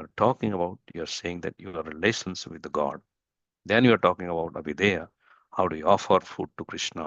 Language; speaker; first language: English; non-native, fluent; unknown